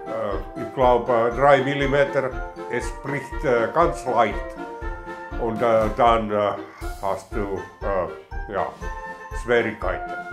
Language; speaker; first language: German; non-native, learner; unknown